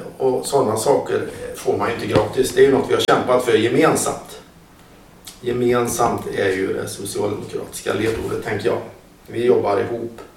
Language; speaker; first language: Swedish; native; Swedish